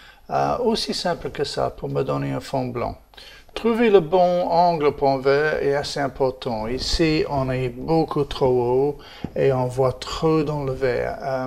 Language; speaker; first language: French; non-native, fluent; English